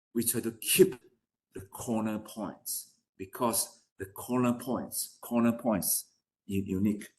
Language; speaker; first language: English; non-native, fluent; Chinese